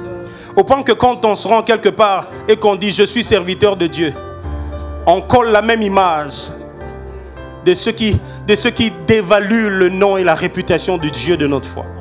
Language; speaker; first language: French; non-native, local second language; Lingala